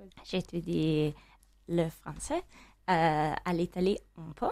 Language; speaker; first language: French; non-native, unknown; Italian